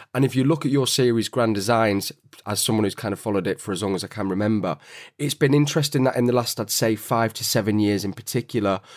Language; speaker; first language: English; native; English